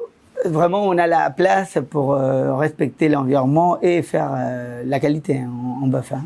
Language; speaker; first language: French; non-native, fluent; Spanish